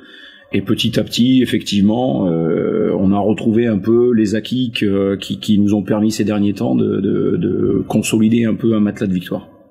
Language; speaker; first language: French; native; French